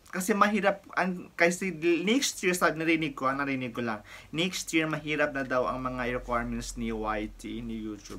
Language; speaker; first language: Filipino; native; Filipino